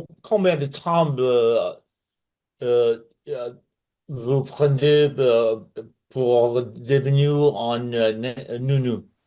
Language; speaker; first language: French; non-native, learner; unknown